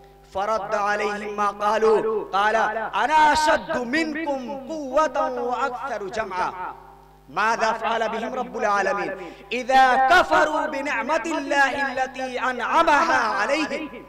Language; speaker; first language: Arabic; non-native, learner; Urdu